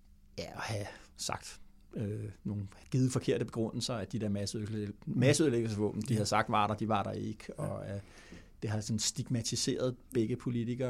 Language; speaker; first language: Danish; native; Danish